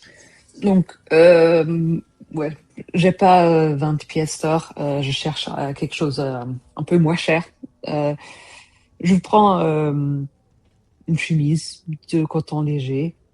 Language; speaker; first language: French; non-native, fluent; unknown